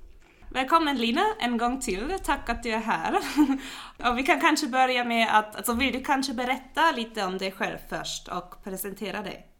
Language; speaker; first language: Swedish; non-native, fluent; German